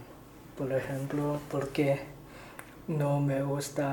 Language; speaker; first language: Spanish; non-native, learner; Chinese